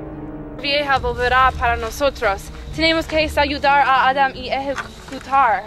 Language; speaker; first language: Spanish; non-native, learner; English